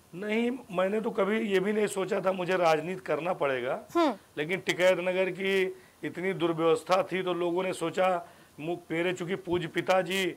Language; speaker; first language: Hindi; native; Hindi